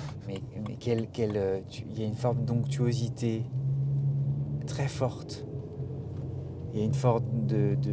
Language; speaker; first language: French; native; French